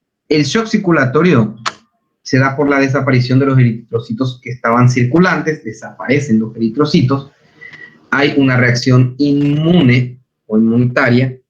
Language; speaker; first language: Spanish; native; Spanish